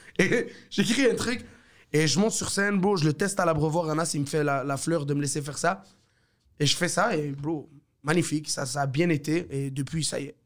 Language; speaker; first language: French; early bilingual, other home language; Arabic